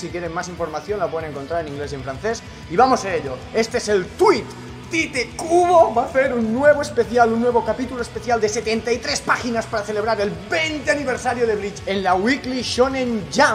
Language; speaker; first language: Spanish; native; Spanish